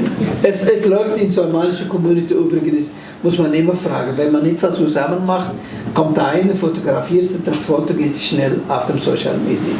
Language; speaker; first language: German; non-native, fluent; Somali